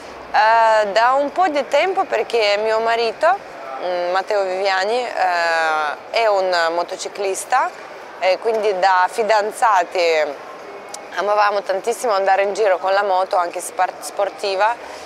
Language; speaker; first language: Italian; non-native, fluent; Russian